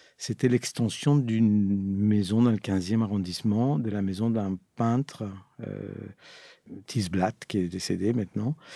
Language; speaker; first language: French; non-native, fluent; Spanish